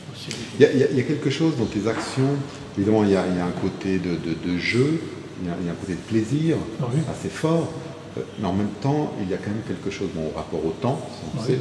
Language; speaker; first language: French; native; French